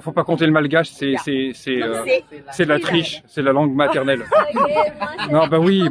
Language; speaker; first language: French; native; French